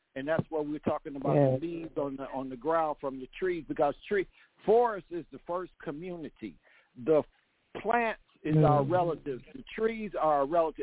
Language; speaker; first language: English; native; English